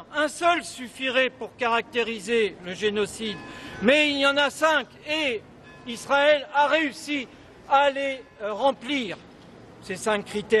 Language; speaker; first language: French; native; French